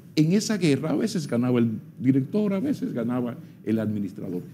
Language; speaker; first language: Spanish; native; Spanish